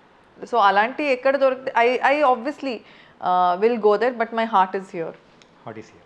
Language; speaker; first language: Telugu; non-native, fluent; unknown